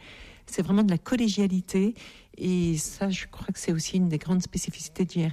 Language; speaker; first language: French; native; French